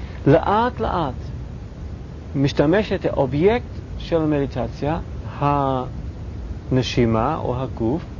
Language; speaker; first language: Hebrew; non-native, fluent; English